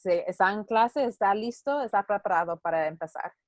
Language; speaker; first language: Spanish; non-native, learner; English